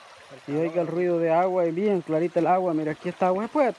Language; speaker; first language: Spanish; native; Spanish